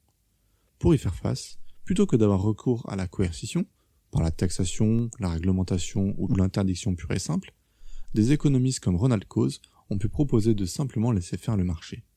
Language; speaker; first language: French; native; French